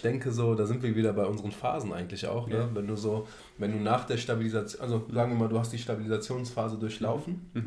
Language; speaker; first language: German; native; German